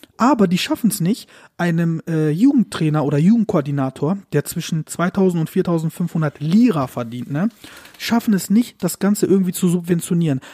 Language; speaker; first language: German; early bilingual, other home language; Turkish